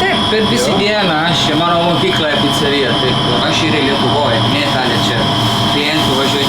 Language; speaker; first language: Lithuanian; non-native, learner; Italian